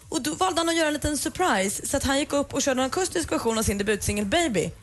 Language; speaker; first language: Swedish; native; Swedish